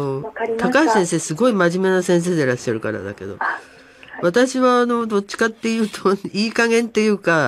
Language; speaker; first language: Japanese; native; Japanese